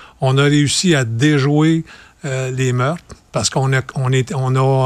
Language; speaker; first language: French; native; French